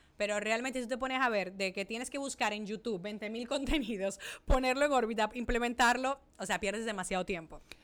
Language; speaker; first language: Spanish; native; Spanish